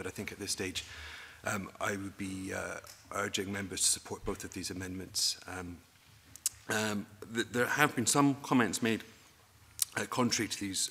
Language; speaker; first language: English; native; English